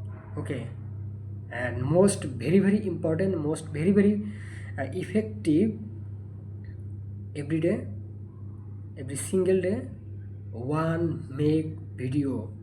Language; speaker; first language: English; non-native, learner; Bangla